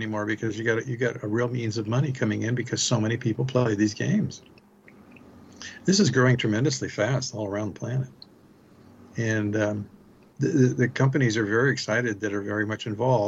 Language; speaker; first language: English; native; English